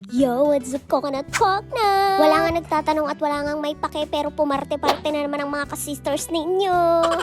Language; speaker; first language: Filipino; non-native, local second language; Cebuano